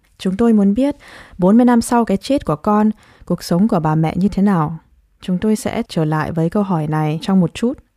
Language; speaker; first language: Vietnamese; early bilingual, heritage; Vietnamese